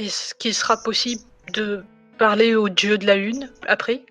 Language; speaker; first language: French; native; French